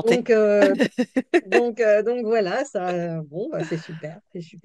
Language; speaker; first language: French; native; French